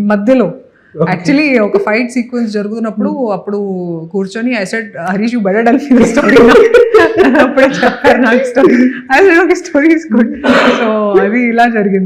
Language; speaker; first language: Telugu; non-native, fluent; Hindi